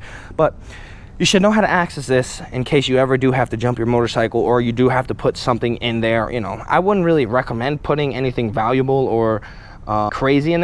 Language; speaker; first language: English; native; English